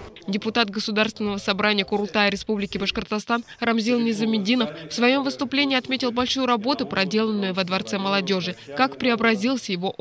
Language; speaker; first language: Russian; native; Russian